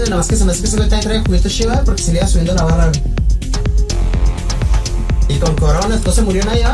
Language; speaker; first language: Spanish; native; Spanish